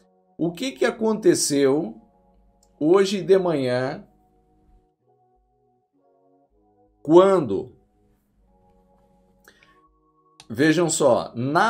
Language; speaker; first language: Portuguese; native; Portuguese